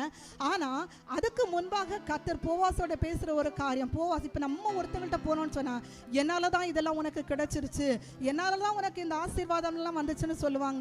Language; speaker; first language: Tamil; native; Tamil